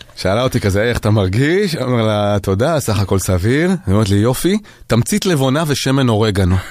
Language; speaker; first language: Hebrew; native; Hebrew